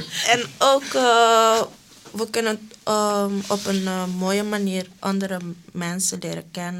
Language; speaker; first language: Dutch; non-native, local second language; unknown